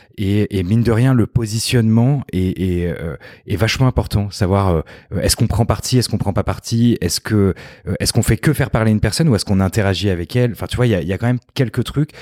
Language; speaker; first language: French; native; French